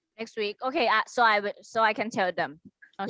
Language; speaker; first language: English; non-native, fluent; Thai